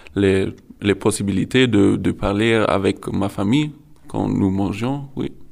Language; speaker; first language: French; non-native, learner; German